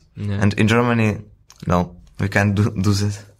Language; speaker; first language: English; non-native, fluent; Ukrainian